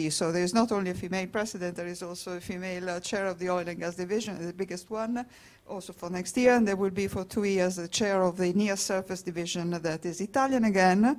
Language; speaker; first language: English; non-native, fluent; Italian